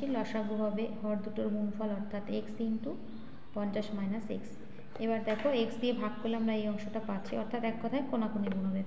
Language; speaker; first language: Bangla; native; Bangla